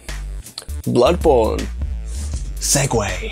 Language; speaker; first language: English; native; English